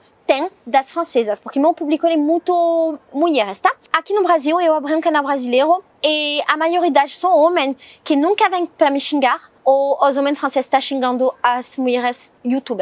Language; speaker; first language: Portuguese; non-native, learner; French